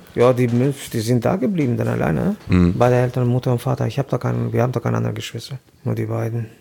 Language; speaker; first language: German; non-native, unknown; Albanian